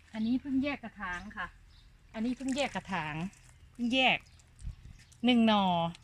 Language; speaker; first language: Thai; native; Thai